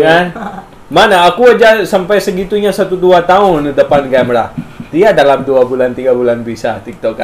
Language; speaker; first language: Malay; non-native, fluent; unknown